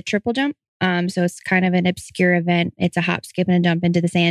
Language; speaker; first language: English; native; English